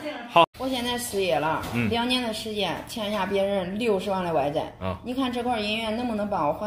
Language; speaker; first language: Chinese; native; Chinese